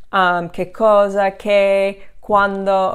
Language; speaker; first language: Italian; non-native, fluent; English